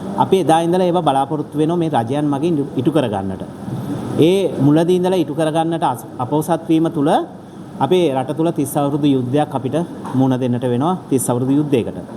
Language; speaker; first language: Sinhala; non-native, local second language; Tamil